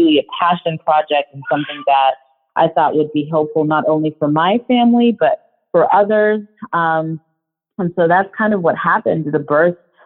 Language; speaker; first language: English; non-native, local second language; Shona